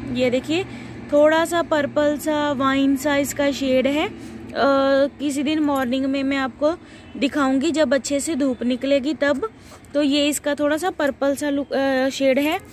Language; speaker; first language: Hindi; non-native, local second language; Punjabi